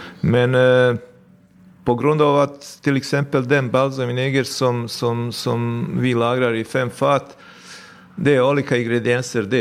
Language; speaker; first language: Swedish; non-native, fluent; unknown